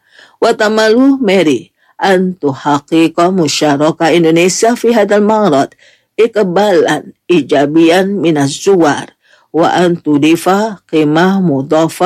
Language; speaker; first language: Arabic; non-native, fluent; Indonesian